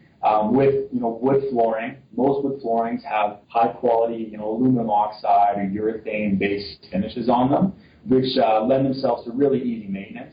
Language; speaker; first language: English; native; English